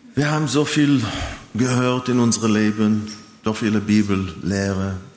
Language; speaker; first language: German; non-native, fluent; Hebrew